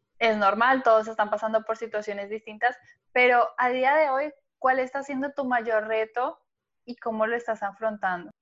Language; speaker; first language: Spanish; native; Spanish